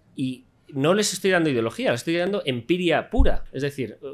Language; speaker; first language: Spanish; native; Spanish